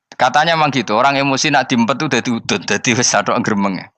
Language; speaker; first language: Malay; non-native, local second language; Javanese